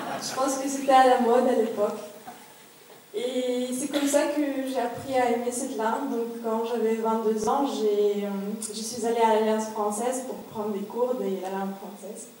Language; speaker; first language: French; non-native, fluent; Russian